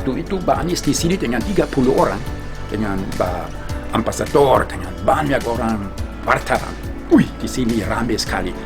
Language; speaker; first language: Indonesian; non-native, fluent; German